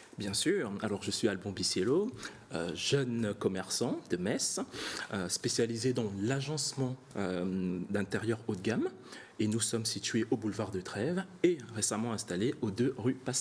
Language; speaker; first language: French; native; French